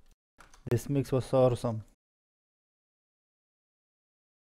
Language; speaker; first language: English; non-native, learner; Polish